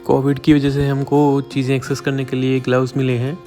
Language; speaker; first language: Hindi; native; Hindi